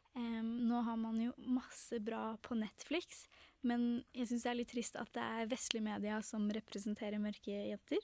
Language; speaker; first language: Norwegian; early bilingual, other home language; Tamil